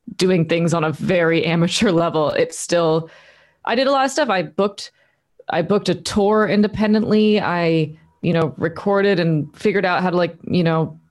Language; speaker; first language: English; native; English